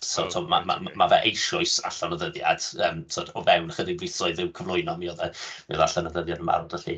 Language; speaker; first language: Welsh; native; Welsh